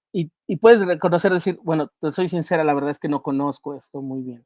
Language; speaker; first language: Spanish; native; Spanish